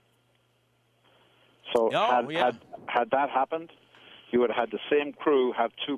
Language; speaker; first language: English; native; English